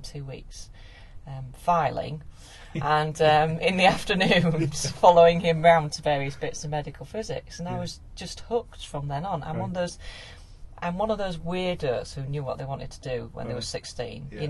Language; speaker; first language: English; native; English